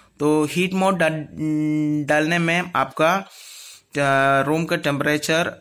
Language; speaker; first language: Hindi; non-native, local second language; Malayalam